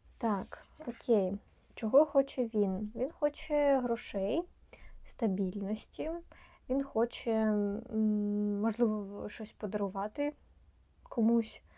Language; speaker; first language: Ukrainian; non-native, local second language; Russian